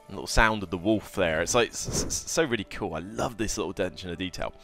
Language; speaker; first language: English; native; English